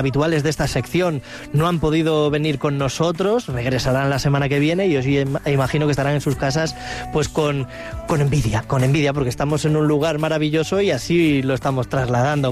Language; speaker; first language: Spanish; native; Spanish